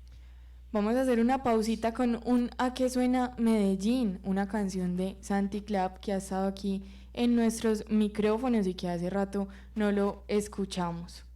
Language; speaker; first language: Spanish; native; Spanish